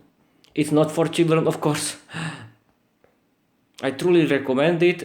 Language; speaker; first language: English; non-native, learner; Slovak